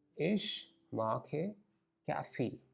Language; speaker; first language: German; non-native, learner; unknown